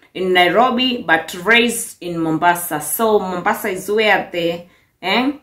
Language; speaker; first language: English; non-native, local second language; Swahili